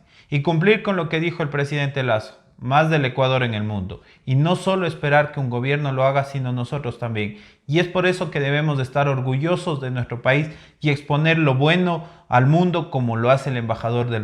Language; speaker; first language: Spanish; native; Spanish